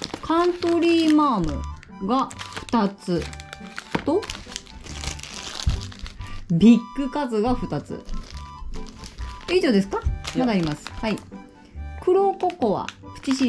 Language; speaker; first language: Japanese; native; Japanese